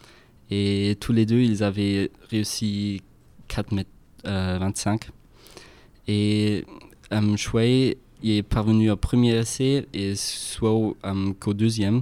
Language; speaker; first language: French; non-native, fluent; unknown